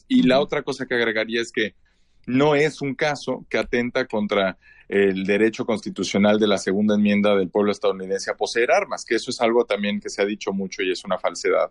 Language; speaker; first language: Spanish; native; Spanish